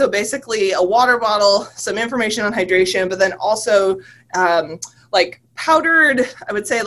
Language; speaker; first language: English; native; English